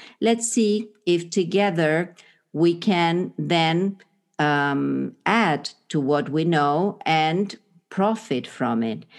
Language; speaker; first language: English; non-native, fluent; Spanish